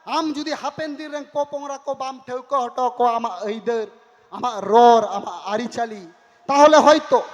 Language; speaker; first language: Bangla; non-native, local second language; Santali